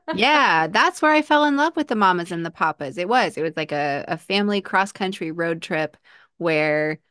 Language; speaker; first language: English; native; English